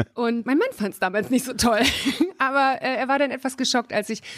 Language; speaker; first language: German; native; German